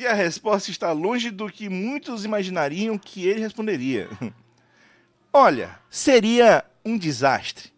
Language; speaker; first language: Portuguese; native; Portuguese